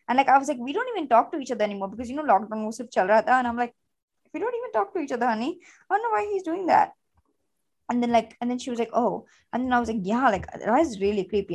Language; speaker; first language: English; non-native, local second language; Hindi